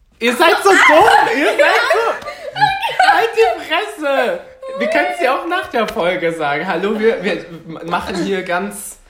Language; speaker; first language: German; native; German